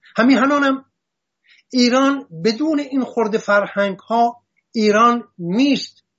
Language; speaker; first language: Persian; non-native, local second language; Assyrian Neo-Aramaic